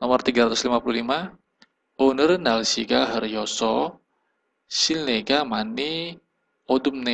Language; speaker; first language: Korean; non-native, fluent; Indonesian